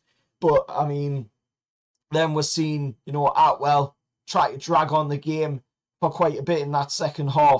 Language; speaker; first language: English; native; English